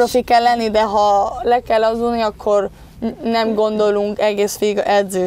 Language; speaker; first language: Hungarian; early bilingual, heritage; Spanish